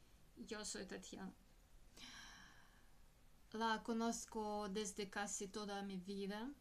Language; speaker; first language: Spanish; non-native, learner; Russian